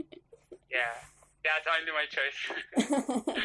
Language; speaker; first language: English; non-native, learner; Persian